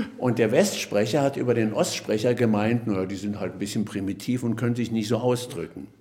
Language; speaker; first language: German; native; German